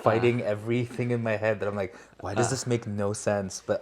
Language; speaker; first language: English; native; English